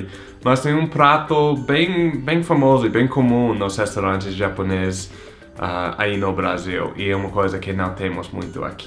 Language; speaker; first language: Portuguese; non-native, fluent; English